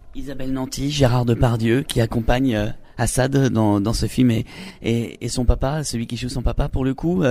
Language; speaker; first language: French; native; French